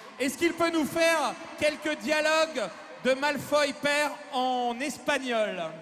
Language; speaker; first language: French; native; French